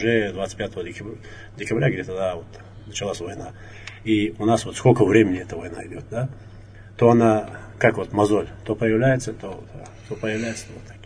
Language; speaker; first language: Russian; non-native, local second language; Chechen